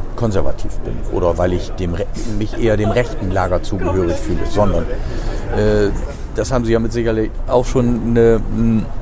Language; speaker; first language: German; native; German